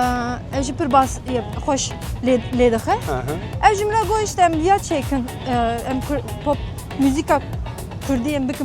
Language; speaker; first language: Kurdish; non-native, local second language; Turkish